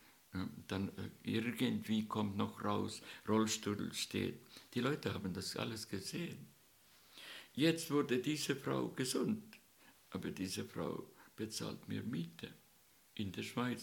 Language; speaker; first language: German; non-native, learner; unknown